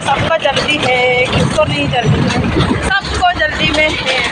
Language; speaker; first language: Hindi; non-native, local second language; Assamese